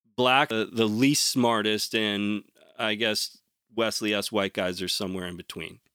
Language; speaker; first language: English; native; English